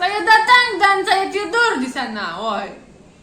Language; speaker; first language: Indonesian; non-native, learner; Russian